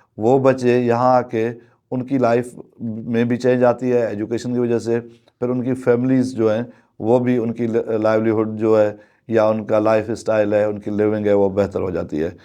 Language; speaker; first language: Urdu; non-native, local second language; Sindhi